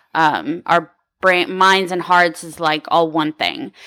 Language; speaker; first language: English; early bilingual, other home language; Ukrainian